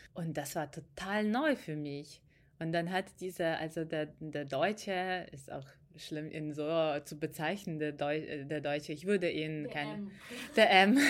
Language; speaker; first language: German; non-native, fluent; Ukrainian